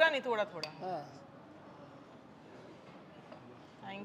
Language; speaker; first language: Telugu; non-native, local second language; Bangla